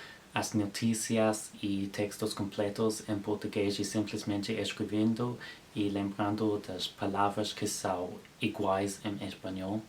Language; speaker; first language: Portuguese; non-native, learner; English